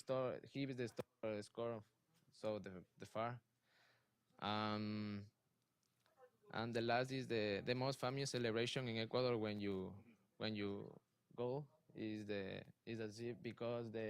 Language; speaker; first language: English; non-native, learner; Spanish